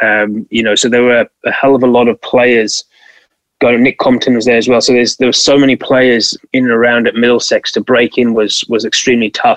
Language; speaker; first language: English; native; English